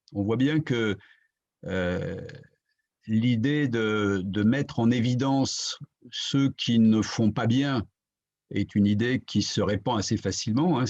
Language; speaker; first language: French; native; French